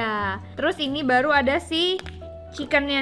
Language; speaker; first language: Indonesian; native; Indonesian